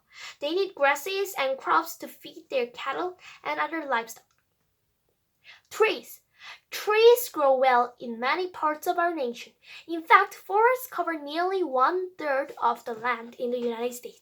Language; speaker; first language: English; non-native, fluent; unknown